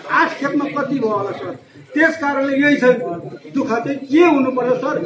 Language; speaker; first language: Nepali; native; Nepali